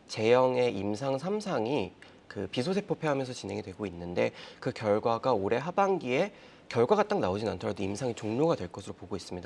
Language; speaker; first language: Korean; native; Korean